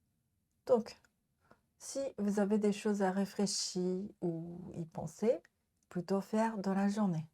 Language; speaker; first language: French; non-native, learner; Japanese